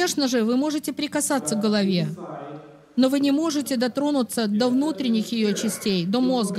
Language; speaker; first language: Russian; native; Russian